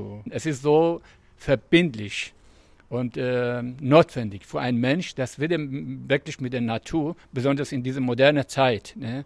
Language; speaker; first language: German; non-native, fluent; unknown